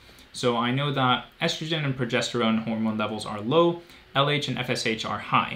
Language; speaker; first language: English; native; English